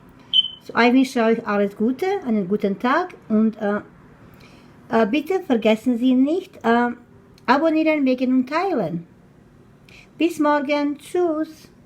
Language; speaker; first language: German; non-native, fluent; Croatian